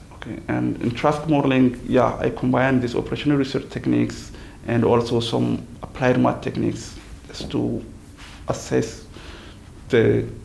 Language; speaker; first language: English; non-native, fluent; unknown